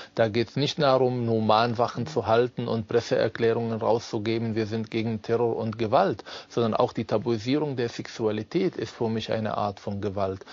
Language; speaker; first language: German; non-native, fluent; Arabic